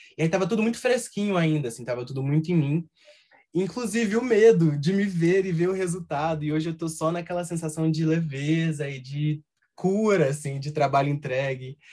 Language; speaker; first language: Portuguese; native; Portuguese